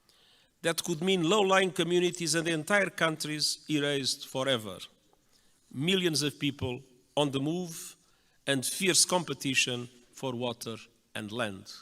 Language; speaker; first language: English; non-native, fluent; Portuguese